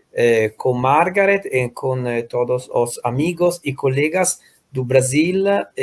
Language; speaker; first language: Portuguese; non-native, fluent; Italian